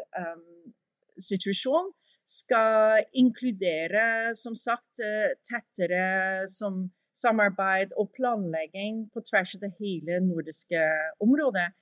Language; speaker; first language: Norwegian; early bilingual, heritage; English